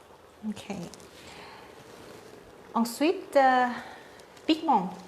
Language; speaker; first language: French; non-native, learner; Thai